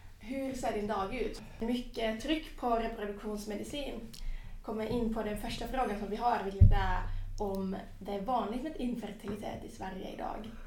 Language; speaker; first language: Swedish; native; Swedish